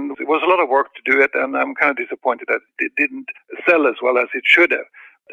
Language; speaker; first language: English; non-native, fluent; Swedish